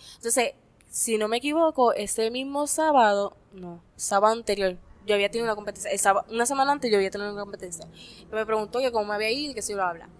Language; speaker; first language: Spanish; native; Spanish